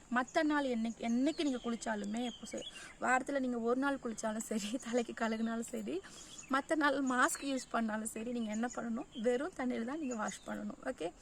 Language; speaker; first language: Tamil; non-native, local second language; Malayalam